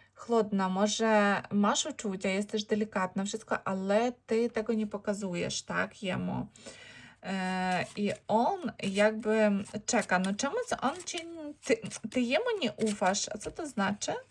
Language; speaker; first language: Polish; non-native, learner; Ukrainian